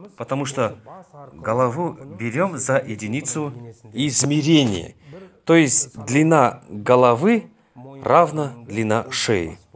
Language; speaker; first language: Russian; non-native, local second language; Kazakh